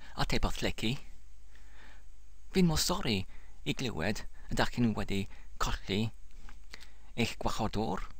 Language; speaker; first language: Welsh; non-native, learner; English